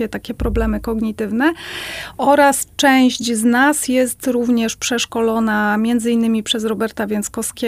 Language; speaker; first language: Polish; native; Polish